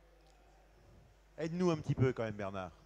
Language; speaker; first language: French; native; French